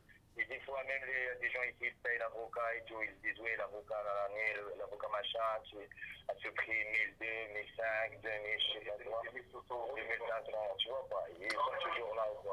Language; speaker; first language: French; non-native, local second language; Arabic